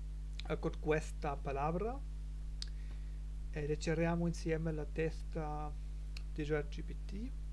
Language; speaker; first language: Italian; non-native, learner; German